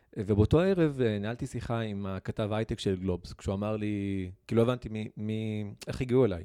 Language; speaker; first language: Hebrew; non-native, local second language; Arabic